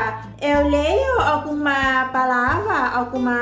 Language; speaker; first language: Portuguese; non-native, learner; Thai